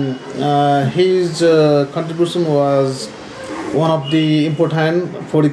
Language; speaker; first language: English; non-native, learner; Nepali